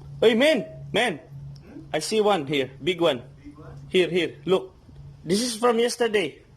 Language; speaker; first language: English; non-native, local second language; Filipino